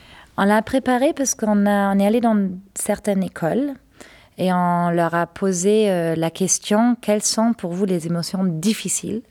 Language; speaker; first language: French; non-native, fluent; German